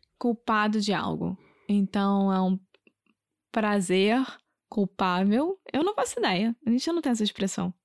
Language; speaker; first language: Portuguese; native; Portuguese